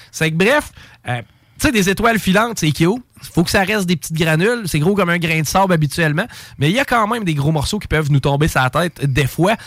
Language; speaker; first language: French; native; French